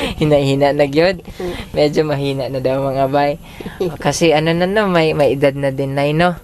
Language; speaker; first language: Filipino; non-native, local second language; Cebuano